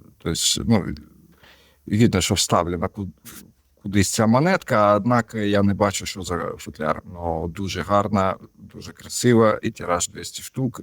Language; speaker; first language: Ukrainian; non-native, local second language; Russian